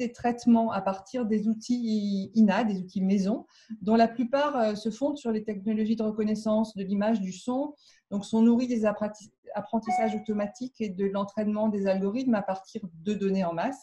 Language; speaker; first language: French; native; French